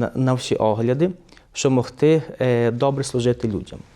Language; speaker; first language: Ukrainian; early bilingual, heritage; Portuguese